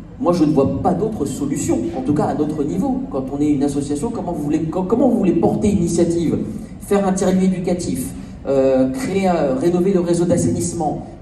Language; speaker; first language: French; native; French